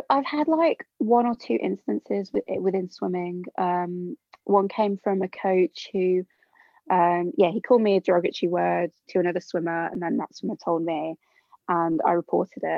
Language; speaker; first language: English; native; English